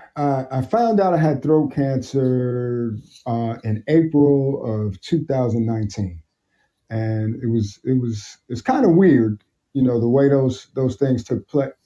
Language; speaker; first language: English; native; English